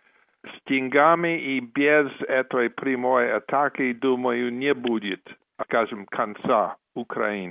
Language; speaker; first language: Russian; non-native, fluent; English